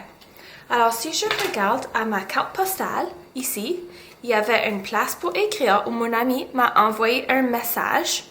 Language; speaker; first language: French; non-native, local second language; English